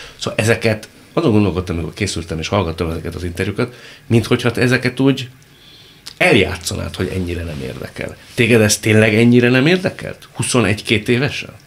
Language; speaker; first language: Hungarian; native; Hungarian